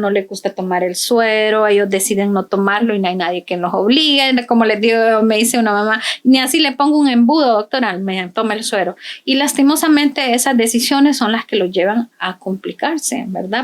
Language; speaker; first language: Spanish; native; Spanish